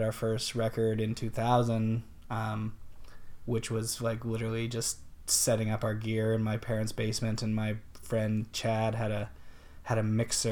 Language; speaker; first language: English; native; English